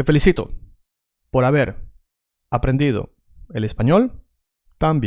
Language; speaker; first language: Spanish; native; Spanish